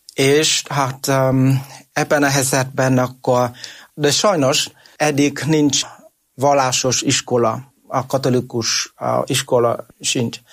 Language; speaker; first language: Hungarian; non-native, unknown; Vietnamese